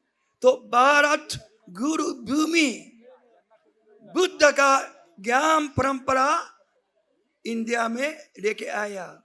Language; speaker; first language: Hindi; non-native, fluent; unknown